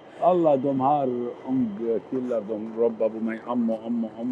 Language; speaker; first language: Swedish; non-native, learner; Arabic